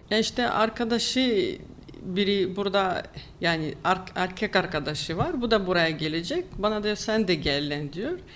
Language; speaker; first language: Turkish; non-native, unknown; Ukrainian